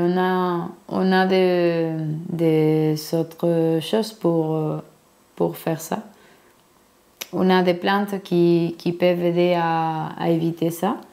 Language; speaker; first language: French; non-native, learner; Spanish